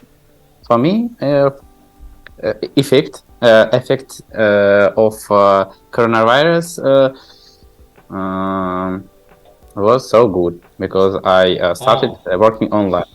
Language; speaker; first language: English; non-native, learner; Tajik